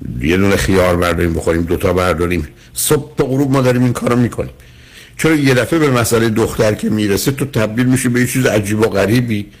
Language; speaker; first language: Persian; native; Persian